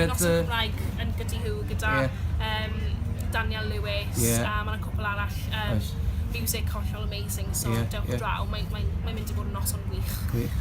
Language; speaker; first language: Welsh; non-native, local second language; English